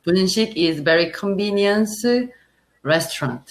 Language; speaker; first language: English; non-native, learner; Korean